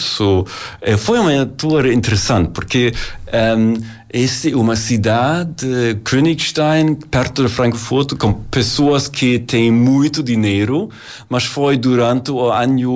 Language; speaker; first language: Portuguese; non-native, learner; German